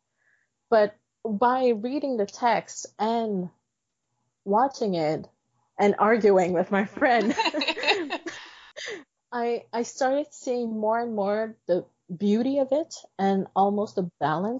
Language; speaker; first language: English; native; English